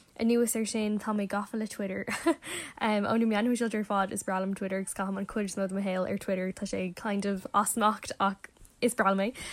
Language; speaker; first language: Irish; non-native, local second language; English